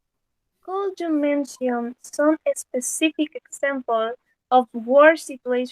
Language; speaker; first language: English; non-native, learner; Spanish